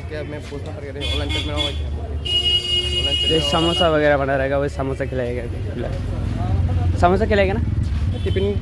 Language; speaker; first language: Hindi; non-native, local second language; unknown